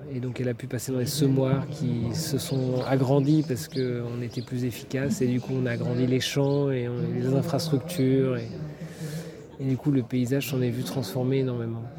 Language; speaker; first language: French; native; French